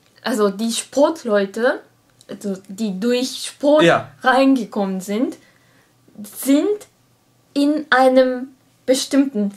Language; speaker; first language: German; non-native, learner; Japanese